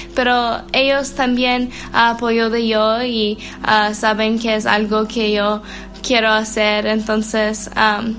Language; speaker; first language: Spanish; non-native, learner; English